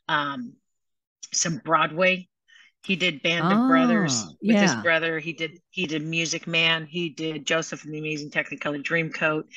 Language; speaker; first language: English; native; English